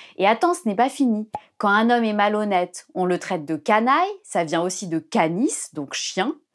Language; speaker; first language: French; native; French